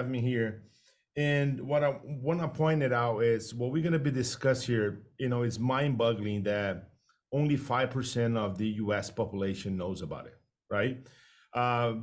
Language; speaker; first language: English; non-native, fluent; Portuguese